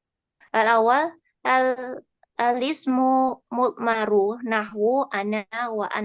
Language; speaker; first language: Arabic; non-native, learner; Indonesian